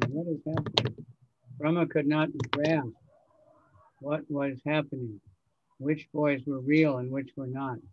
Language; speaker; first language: English; native; English